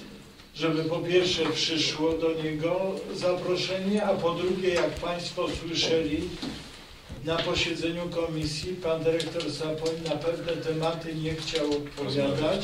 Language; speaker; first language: Polish; native; Polish